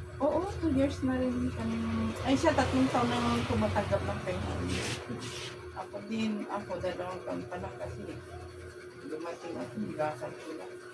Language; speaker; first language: Filipino; native; Filipino